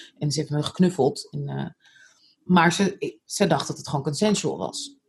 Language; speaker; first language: Dutch; early bilingual, other home language; Arabic